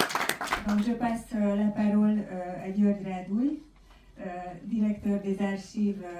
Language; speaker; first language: French; non-native, fluent; Hungarian